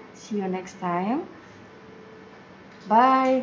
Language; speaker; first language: English; non-native, fluent; Indonesian